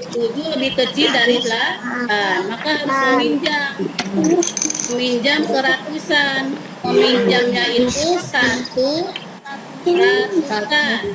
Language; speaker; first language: Indonesian; native; Indonesian